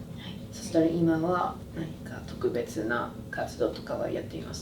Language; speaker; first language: Japanese; non-native, learner; English